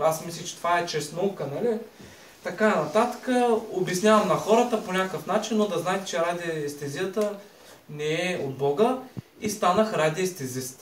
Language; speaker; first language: Bulgarian; native; Bulgarian